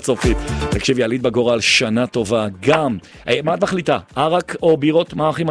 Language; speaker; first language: Hebrew; native; Hebrew